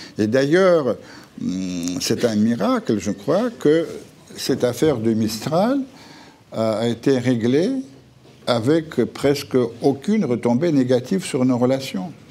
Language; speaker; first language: French; non-native, fluent; Russian